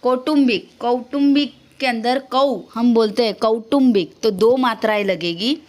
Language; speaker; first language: Hindi; non-native, local second language; Gujarati